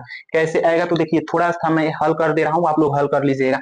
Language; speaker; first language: Hindi; native; Hindi